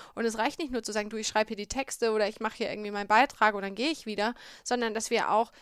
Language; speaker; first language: German; native; German